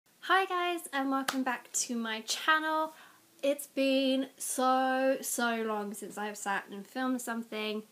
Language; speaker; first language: English; native; English